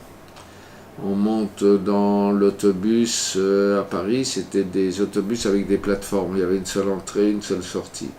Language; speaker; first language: French; native; French